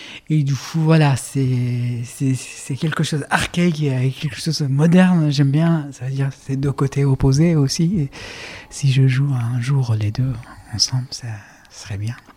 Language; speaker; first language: French; non-native, fluent; Kurdish